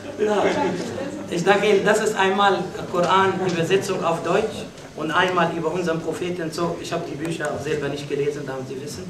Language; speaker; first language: German; non-native, fluent; Arabic